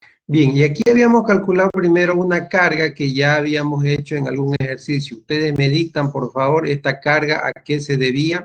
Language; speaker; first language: Spanish; native; Spanish